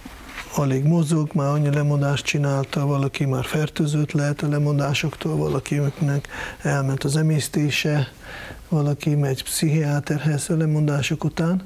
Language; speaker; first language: Hungarian; non-native, fluent; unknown